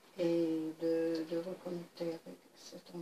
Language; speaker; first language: French; non-native, fluent; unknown